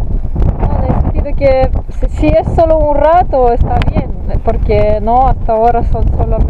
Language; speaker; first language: Spanish; non-native, fluent; Italian